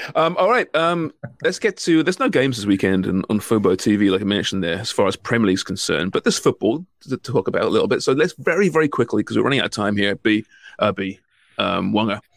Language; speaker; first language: English; native; English